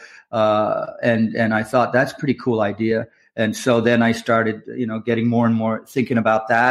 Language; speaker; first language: English; native; English